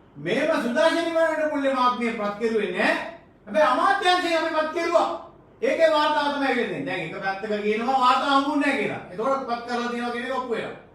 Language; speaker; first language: Sinhala; non-native, local second language; Tamil